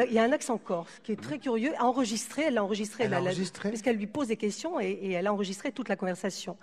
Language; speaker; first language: French; native; French